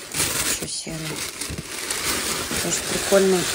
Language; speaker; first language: Russian; native; Russian